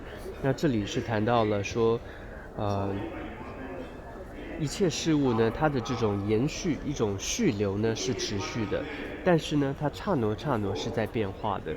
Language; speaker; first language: Chinese; native; Chinese